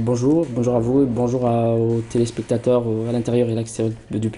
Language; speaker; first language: French; non-native, local second language; Arabic